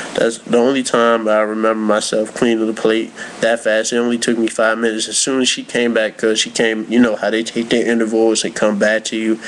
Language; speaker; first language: English; native; English